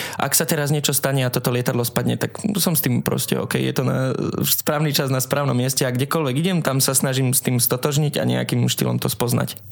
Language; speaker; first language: Slovak; native; Slovak